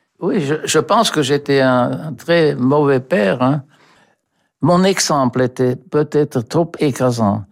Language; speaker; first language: French; non-native, fluent; German